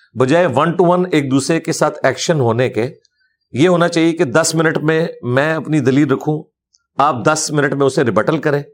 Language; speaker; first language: Urdu; non-native, local second language; Punjabi